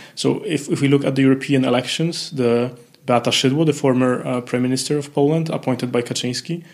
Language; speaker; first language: English; non-native, fluent; Polish